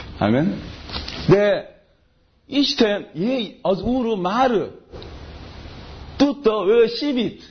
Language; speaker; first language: Hungarian; non-native, learner; Korean